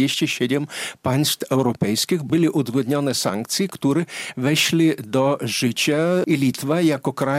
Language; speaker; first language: Polish; non-native, fluent; Lithuanian